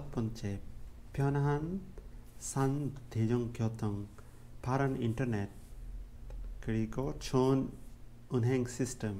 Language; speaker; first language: Korean; non-native, learner; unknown